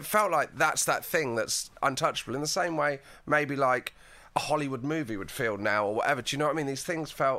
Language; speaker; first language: English; native; English